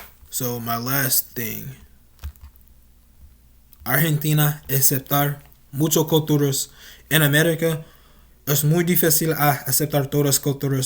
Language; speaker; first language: Spanish; non-native, learner; English